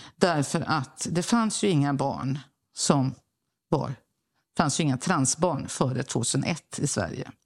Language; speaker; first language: Swedish; native; Swedish